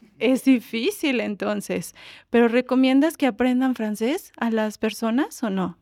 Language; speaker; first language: Spanish; native; Spanish